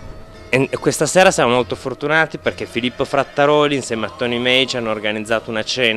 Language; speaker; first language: Italian; native; Italian